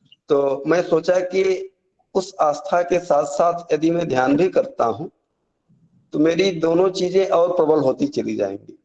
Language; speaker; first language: Hindi; native; Hindi